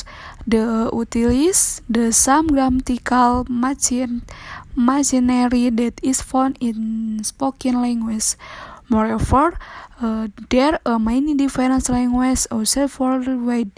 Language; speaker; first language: English; non-native, learner; Indonesian